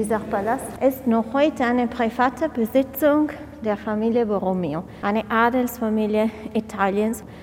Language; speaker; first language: German; non-native, fluent; Italian